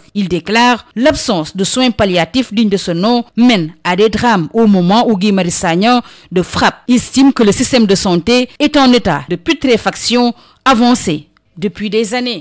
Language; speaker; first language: French; non-native, local second language; Wolof